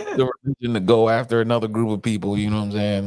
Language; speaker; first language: English; native; English